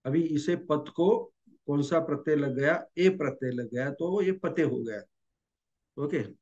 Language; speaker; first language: Hindi; non-native, local second language; Marathi